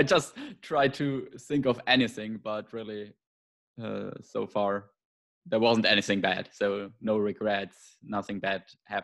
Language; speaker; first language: English; non-native, fluent; German